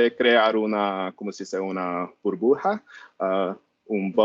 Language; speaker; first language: Spanish; non-native, learner; English